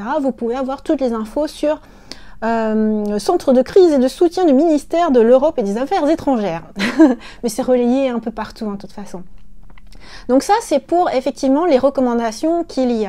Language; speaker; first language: French; native; French